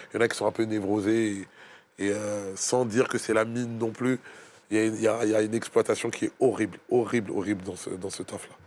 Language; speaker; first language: French; native; French